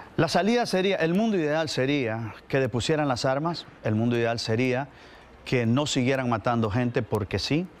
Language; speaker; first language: Spanish; native; Spanish